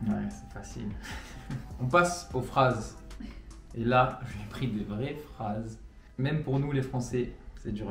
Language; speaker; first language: French; native; French